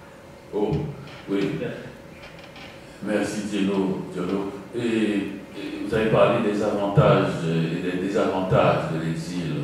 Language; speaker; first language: French; non-native, local second language; Haitian Creole